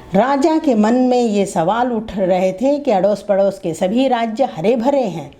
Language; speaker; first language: Hindi; non-native, local second language; Telugu